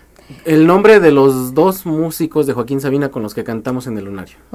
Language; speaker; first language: Spanish; native; Spanish